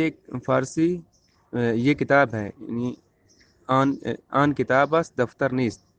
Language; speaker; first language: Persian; non-native, fluent; Urdu